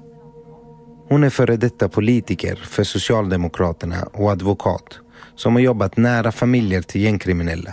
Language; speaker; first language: Swedish; native; Swedish